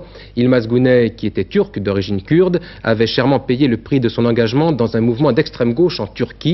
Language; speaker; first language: French; native; French